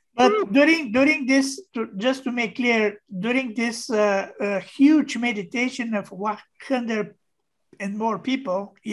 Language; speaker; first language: English; non-native, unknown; Bulgarian